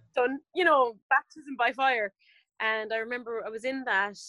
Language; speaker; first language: English; native; English